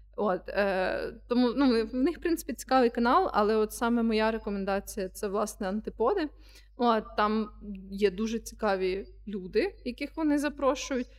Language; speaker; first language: Ukrainian; non-native, local second language; Russian